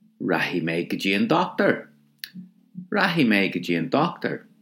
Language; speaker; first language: Irish; non-native, local second language; English